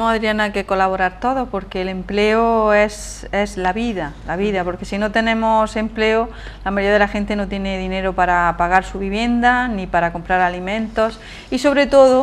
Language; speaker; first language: Spanish; native; Spanish